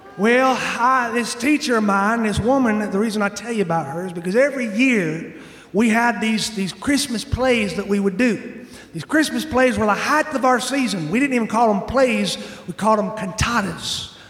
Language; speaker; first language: English; native; English